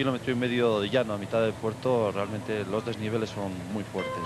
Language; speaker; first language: Spanish; native; Spanish